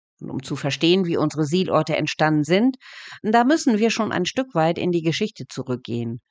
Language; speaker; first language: German; native; German